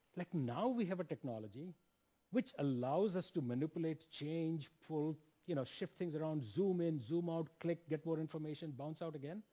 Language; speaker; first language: English; non-native, local second language; Hindi